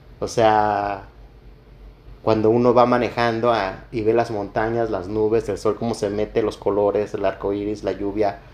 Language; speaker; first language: Spanish; native; Spanish